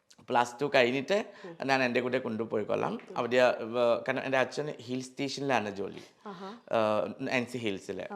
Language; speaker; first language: Malayalam; non-native, local second language; Assamese